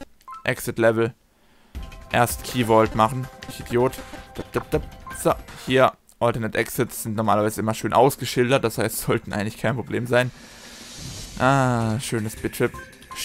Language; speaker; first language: German; native; German